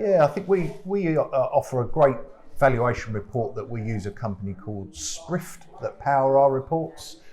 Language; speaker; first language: English; native; English